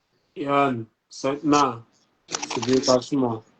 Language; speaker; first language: Filipino; non-native, learner; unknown